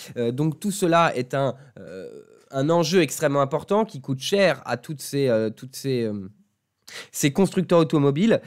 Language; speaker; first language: French; native; French